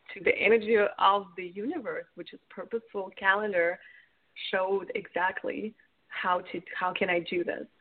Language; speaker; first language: English; non-native, fluent; Russian